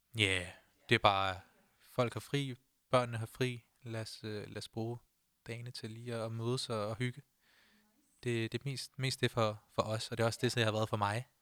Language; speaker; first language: Danish; early bilingual, other home language; Punjabi